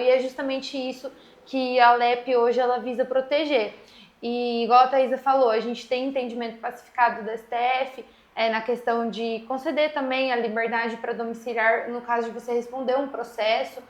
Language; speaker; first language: Portuguese; native; Portuguese